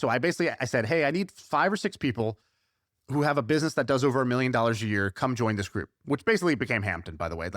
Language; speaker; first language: English; native; English